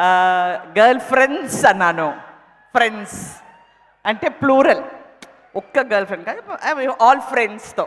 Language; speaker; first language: Telugu; non-native, fluent; Tamil